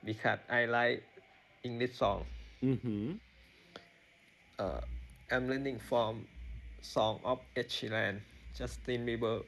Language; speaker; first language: English; non-native, learner; Thai